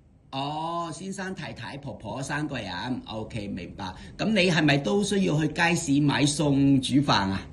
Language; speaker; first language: Cantonese; native; Cantonese